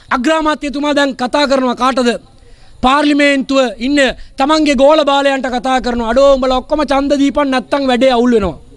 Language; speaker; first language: Sinhala; non-native, local second language; Tamil